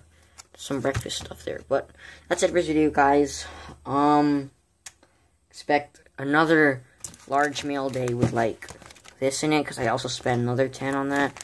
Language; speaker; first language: English; native; English